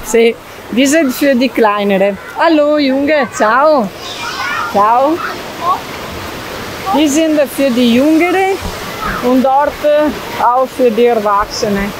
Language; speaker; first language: German; non-native, learner; Italian